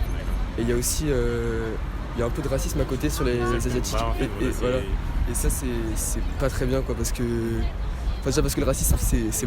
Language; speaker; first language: French; native; French